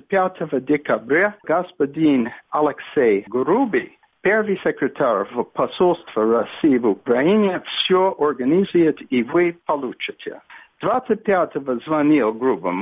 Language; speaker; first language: Russian; non-native, fluent; English